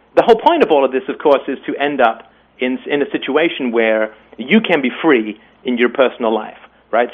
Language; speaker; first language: English; native; English